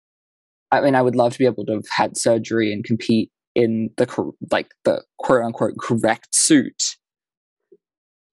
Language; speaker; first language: English; native; English